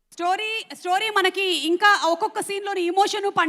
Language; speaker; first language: Telugu; native; Telugu